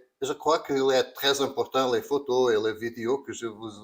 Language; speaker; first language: French; non-native, learner; Portuguese